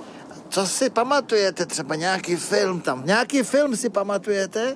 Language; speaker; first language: Czech; native; Czech